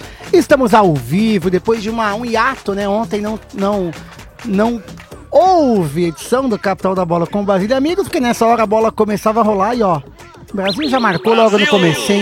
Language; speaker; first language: Portuguese; native; Portuguese